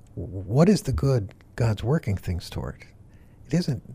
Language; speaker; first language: English; native; English